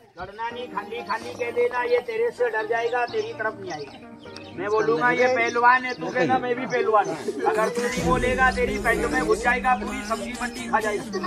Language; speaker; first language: Hindi; non-native, local second language; Bangla